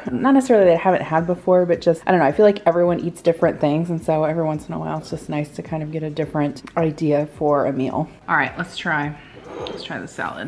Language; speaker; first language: English; native; English